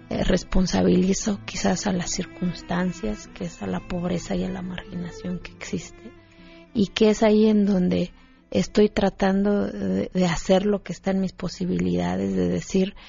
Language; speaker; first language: Spanish; non-native, local second language; Zapotec